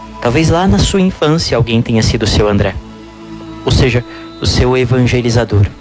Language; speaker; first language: Portuguese; native; Portuguese